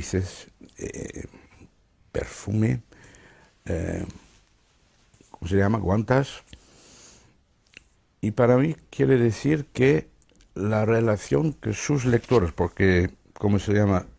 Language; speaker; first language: Spanish; non-native, fluent; Dutch